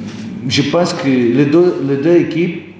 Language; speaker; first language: French; non-native, learner; Portuguese